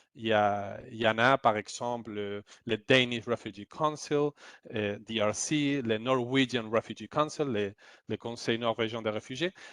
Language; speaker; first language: French; non-native, fluent; Spanish